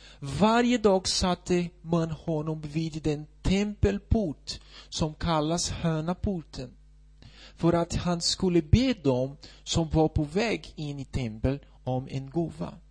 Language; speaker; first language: Swedish; non-native, fluent; Portuguese